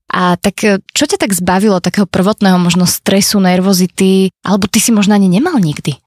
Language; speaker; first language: Slovak; native; Slovak